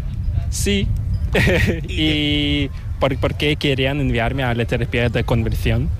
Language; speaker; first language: Spanish; non-native, learner; Korean